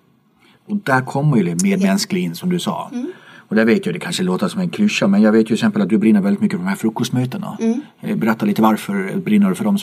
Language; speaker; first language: Swedish; native; Swedish